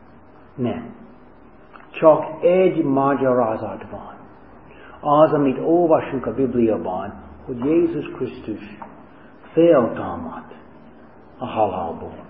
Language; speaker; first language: Hungarian; non-native, fluent; English